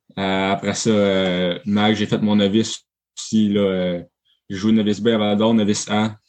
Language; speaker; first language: French; native; French